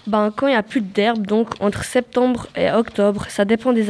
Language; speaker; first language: French; native; French